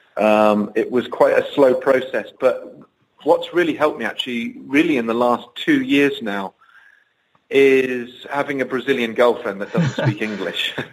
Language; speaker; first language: English; native; English